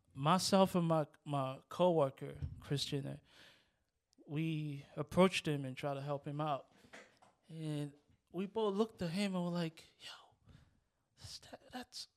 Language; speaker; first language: English; non-native, local second language; Yoruba